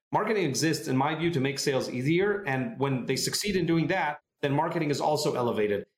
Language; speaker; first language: English; non-native, fluent; Hebrew